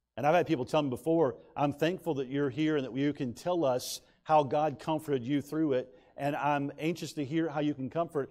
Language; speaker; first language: English; native; English